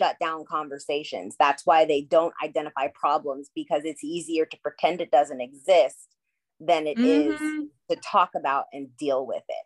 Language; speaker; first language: English; native; English